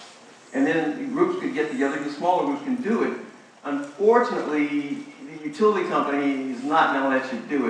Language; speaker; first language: English; native; English